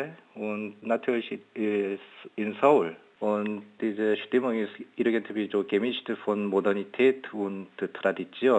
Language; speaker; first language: German; non-native, learner; Korean